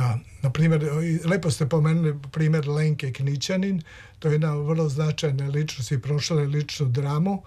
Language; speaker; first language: Serbian; native; Serbian